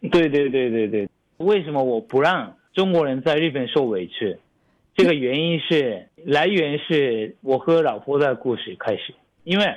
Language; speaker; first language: Chinese; non-native, fluent; Japanese